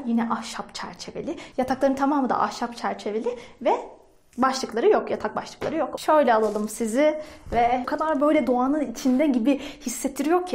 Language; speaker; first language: Turkish; native; Turkish